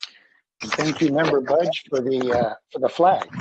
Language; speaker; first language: English; native; English